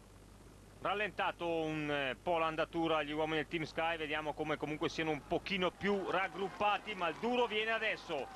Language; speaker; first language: Italian; native; Italian